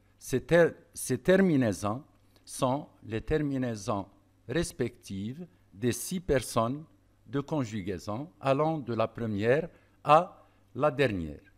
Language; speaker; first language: French; non-native, local second language; Arabic